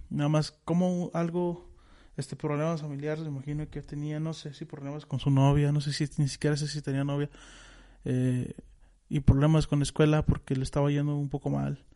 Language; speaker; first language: Spanish; native; Spanish